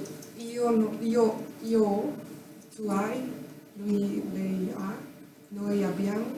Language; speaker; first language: Italian; non-native, learner; Spanish